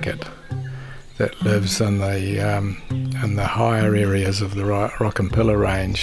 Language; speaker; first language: English; native; English